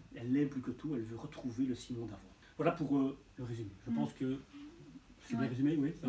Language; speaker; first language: French; native; French